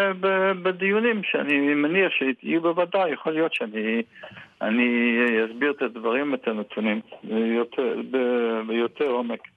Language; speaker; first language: Hebrew; non-native, fluent; Yiddish